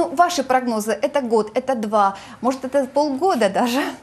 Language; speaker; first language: Russian; native; Russian